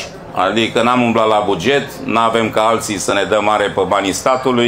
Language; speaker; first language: Romanian; native; Romanian